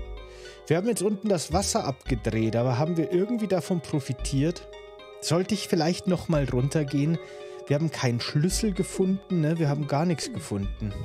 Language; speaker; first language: German; native; German